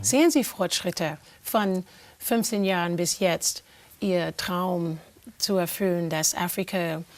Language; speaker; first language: German; non-native, fluent; English